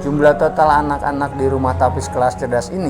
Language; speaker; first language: Indonesian; native; Indonesian